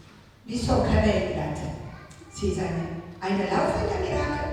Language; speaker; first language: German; non-native, learner; Tigrinya